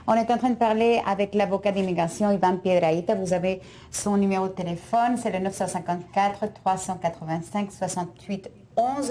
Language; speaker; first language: French; non-native, fluent; Spanish